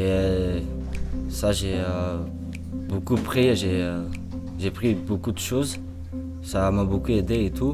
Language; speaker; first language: French; non-native, learner; Romanian